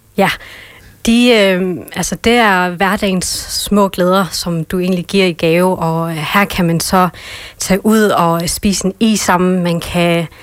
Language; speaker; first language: Danish; early bilingual, other home language; Vietnamese